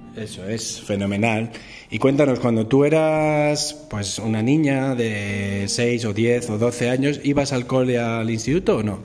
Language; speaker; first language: Spanish; native; Spanish